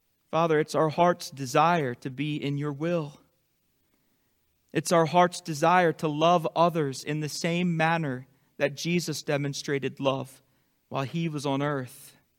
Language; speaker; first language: English; native; English